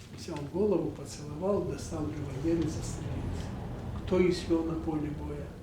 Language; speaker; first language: Russian; non-native, local second language; Ukrainian